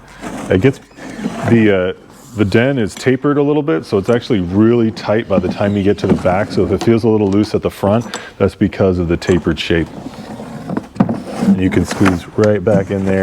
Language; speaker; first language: English; native; English